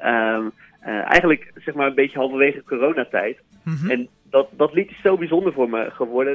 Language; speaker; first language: Dutch; native; Dutch